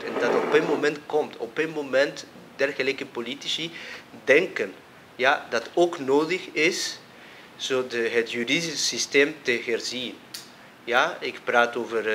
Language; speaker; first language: Dutch; non-native, fluent; Spanish